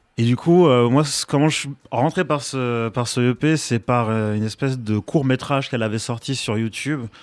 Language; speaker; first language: French; native; French